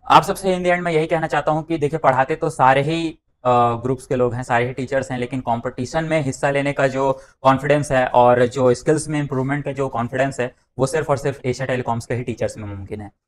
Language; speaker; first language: Hindi; native; Hindi